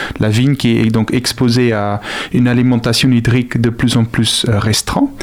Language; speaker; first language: French; non-native, fluent; Afrikaans